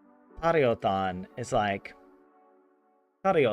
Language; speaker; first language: Finnish; non-native, learner; English